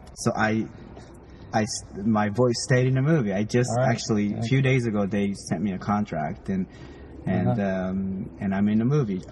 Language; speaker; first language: English; non-native, fluent; Japanese